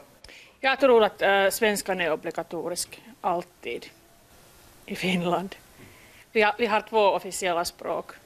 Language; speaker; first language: Swedish; non-native, fluent; Finnish